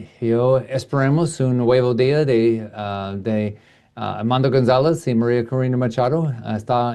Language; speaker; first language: Spanish; non-native, learner; English